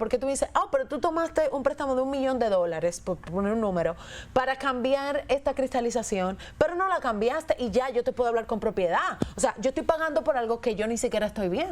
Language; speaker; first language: Spanish; native; Spanish